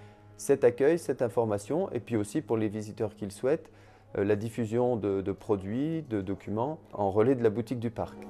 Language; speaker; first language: French; native; French